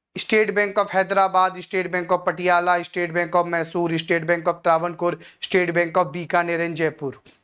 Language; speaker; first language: Hindi; native; Hindi